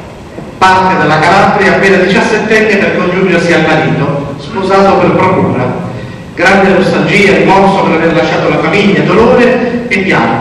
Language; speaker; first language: Italian; native; Italian